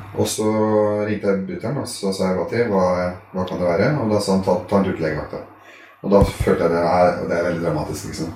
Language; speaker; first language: Norwegian; early bilingual, other home language; Arabic